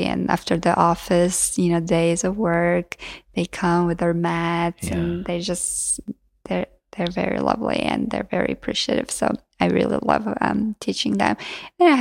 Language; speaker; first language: English; non-native, fluent; Georgian